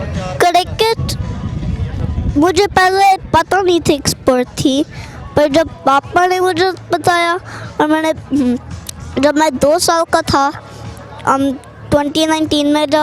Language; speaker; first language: Hindi; early bilingual, heritage; Hindi